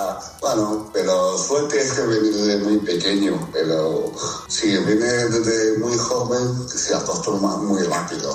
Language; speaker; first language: Spanish; non-native, fluent; Chinese